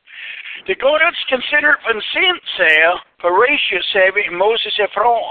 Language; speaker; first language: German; early bilingual, heritage; Pennsylvania German